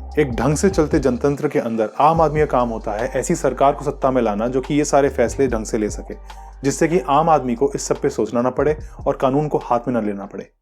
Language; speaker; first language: Hindi; native; Hindi